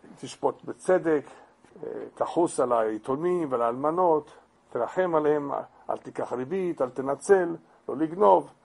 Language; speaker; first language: Hebrew; non-native, fluent; English